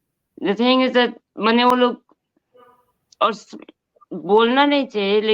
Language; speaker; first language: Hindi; non-native, local second language; Bangla